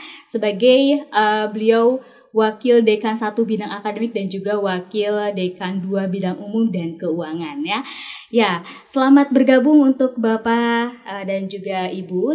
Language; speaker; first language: Indonesian; native; Indonesian